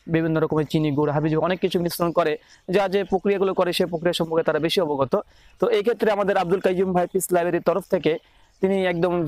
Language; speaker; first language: Bangla; native; Bangla